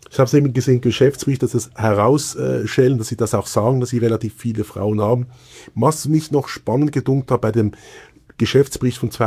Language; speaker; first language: German; native; German